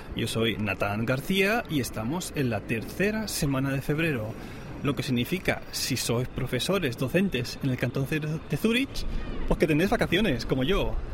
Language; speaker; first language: Spanish; non-native, local second language; Catalan